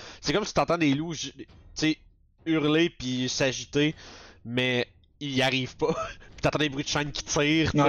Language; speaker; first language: French; native; French